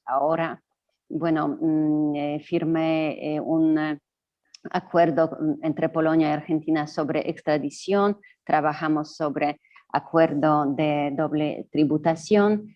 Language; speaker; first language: Spanish; non-native, fluent; Polish